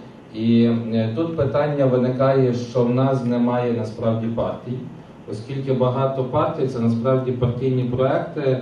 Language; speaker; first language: Ukrainian; native; Ukrainian